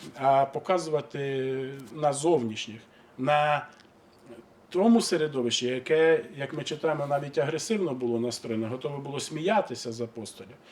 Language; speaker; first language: Ukrainian; native; Ukrainian